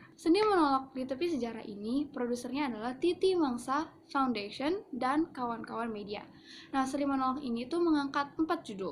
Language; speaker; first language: Indonesian; native; Indonesian